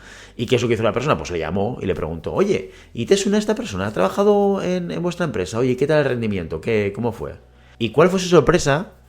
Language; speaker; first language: Spanish; native; Spanish